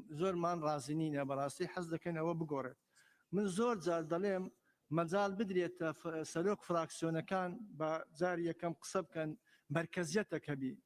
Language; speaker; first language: Central Kurdish; non-native, local second language; Azerbaijani